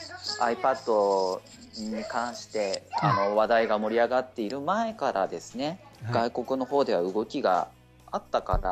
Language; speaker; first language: Japanese; native; Japanese